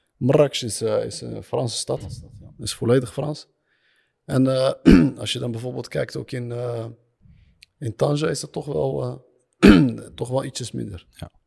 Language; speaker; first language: Dutch; early bilingual, other home language; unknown